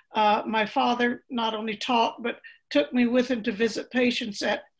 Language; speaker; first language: English; native; English